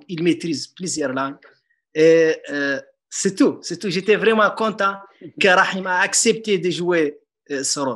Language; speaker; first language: French; non-native, local second language; Arabic